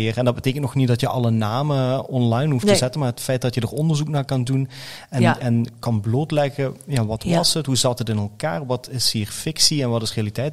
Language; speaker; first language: Dutch; native; Dutch